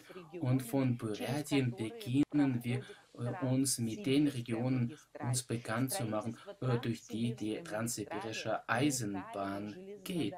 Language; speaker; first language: German; non-native, fluent; Russian